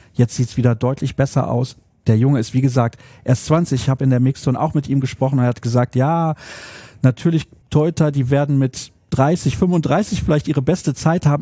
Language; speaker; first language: German; native; German